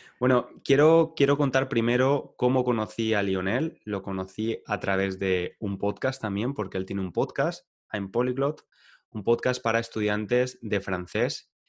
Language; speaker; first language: Spanish; native; Spanish